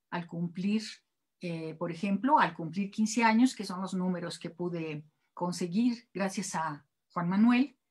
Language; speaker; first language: Spanish; native; Spanish